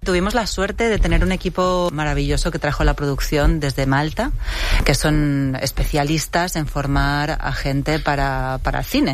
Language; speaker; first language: Spanish; native; Spanish